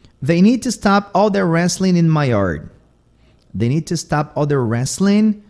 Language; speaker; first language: English; non-native, fluent; Portuguese